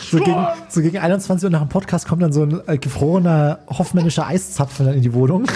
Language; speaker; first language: German; native; German